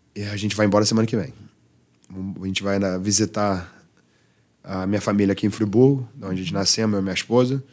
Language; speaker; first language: Portuguese; early bilingual, heritage; Portuguese